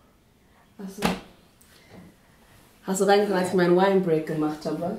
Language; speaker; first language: German; non-native, fluent; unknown